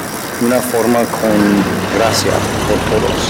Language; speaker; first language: Spanish; non-native, learner; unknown